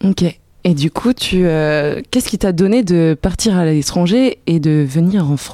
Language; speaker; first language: French; native; French